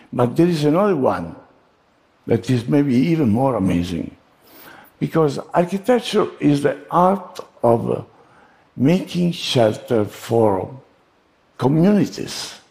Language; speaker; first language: English; non-native, fluent; Italian